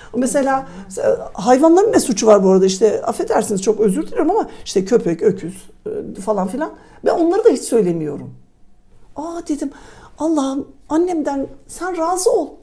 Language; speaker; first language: Turkish; native; Turkish